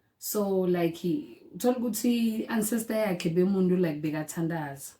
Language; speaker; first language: Zulu; native; Zulu